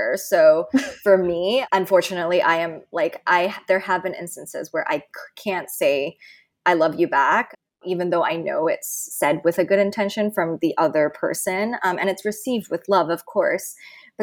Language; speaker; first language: English; non-native, local second language; Cantonese